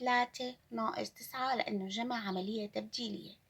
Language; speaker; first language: Arabic; native; Arabic